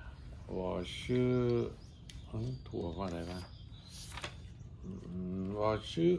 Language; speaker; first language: Chinese; non-native, learner; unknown